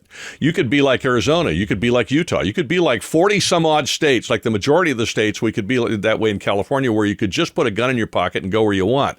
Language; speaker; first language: English; native; English